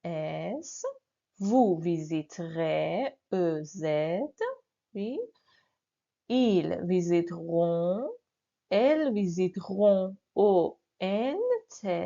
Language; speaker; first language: French; non-native, fluent; Persian